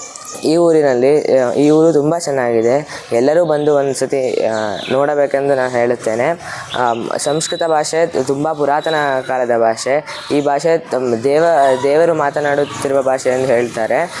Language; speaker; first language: Kannada; non-native, local second language; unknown